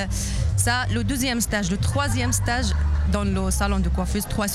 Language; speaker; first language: French; non-native, learner; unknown